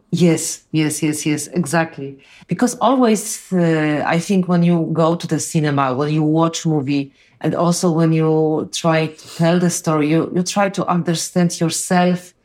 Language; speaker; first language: English; non-native, fluent; Polish